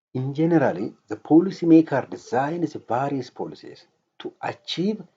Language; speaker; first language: English; non-native, local second language; Amharic